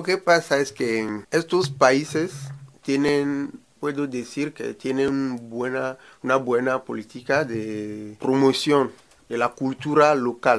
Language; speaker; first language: Spanish; non-native, learner; Ewe